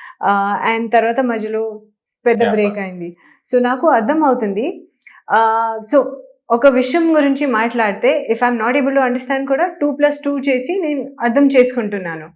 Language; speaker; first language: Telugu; non-native, learner; Hindi